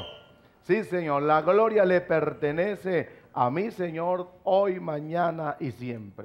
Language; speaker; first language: Spanish; native; Spanish